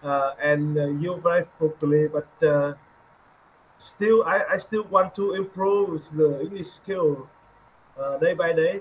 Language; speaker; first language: English; non-native, learner; Vietnamese